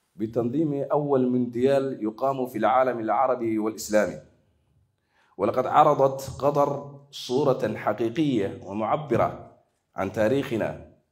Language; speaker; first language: Arabic; non-native, local second language; Somali